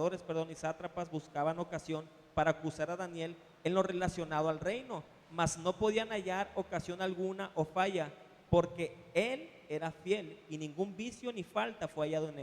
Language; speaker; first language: Spanish; native; Spanish